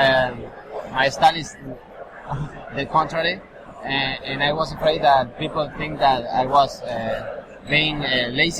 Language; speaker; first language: English; non-native, learner; Spanish